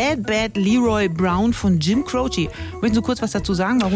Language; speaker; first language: German; native; German